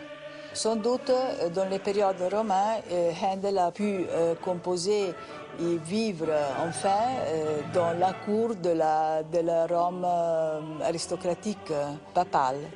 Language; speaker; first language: French; non-native, fluent; Italian